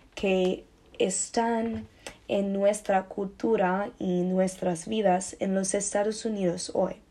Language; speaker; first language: Spanish; non-native, learner; English